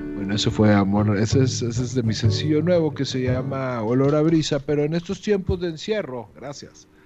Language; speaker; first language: Spanish; native; Spanish